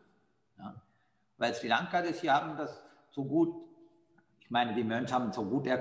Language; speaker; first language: German; non-native, fluent; Sinhala